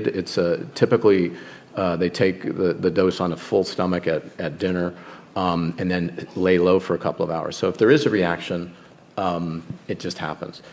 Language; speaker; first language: English; native; English